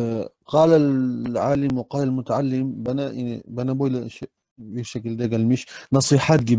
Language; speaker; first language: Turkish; non-native, learner; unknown